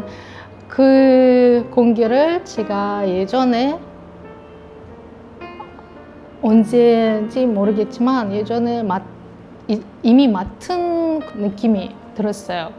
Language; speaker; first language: Korean; non-native, fluent; Russian